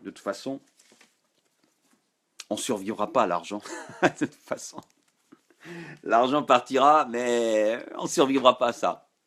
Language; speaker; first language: French; native; French